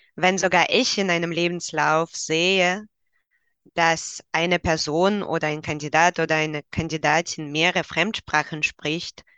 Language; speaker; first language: German; non-native, fluent; Russian